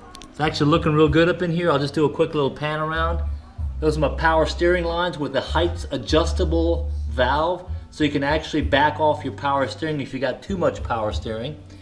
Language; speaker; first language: English; native; English